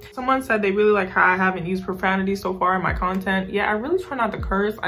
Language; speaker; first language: English; native; English